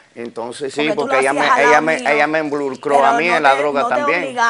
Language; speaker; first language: Spanish; early bilingual, heritage; Spanish